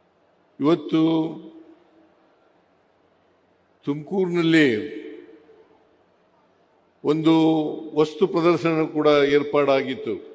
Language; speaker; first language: Kannada; native; Kannada